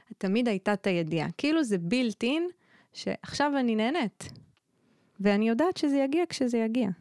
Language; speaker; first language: Hebrew; native; Hebrew